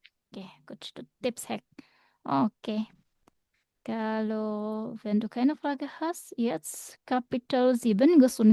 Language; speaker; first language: German; non-native, fluent; Indonesian